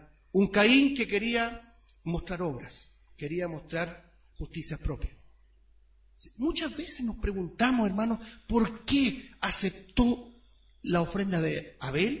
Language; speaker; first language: Spanish; native; Spanish